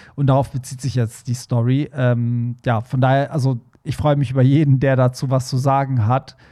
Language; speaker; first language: German; native; German